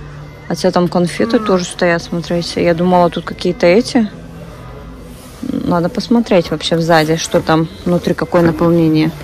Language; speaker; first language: Russian; native; Russian